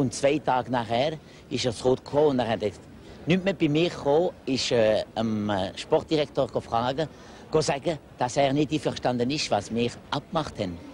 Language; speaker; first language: German; non-native, learner; Croatian